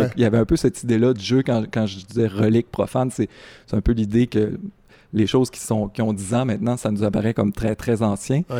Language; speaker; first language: French; native; French